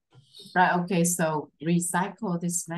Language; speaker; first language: English; non-native, fluent; Vietnamese